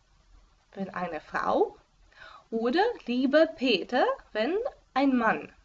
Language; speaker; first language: German; non-native, fluent; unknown